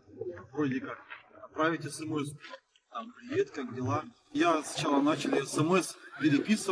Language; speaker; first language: Russian; native; Russian